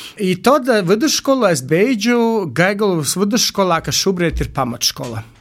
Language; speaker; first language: Latvian; native; Latvian